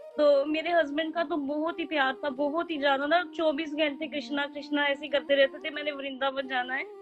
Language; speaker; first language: Hindi; native; Hindi